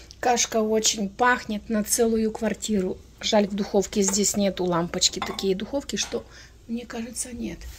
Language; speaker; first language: Russian; non-native, local second language; Ukrainian